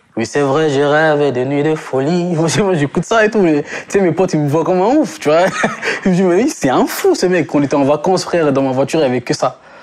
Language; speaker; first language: French; non-native, local second language; Lingala